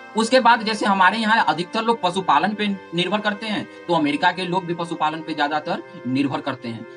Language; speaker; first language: Hindi; native; Hindi